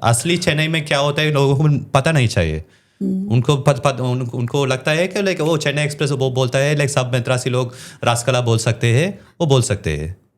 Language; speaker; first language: Hindi; non-native, local second language; Tamil